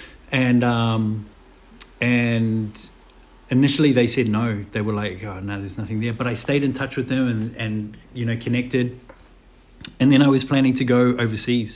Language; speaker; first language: English; native; English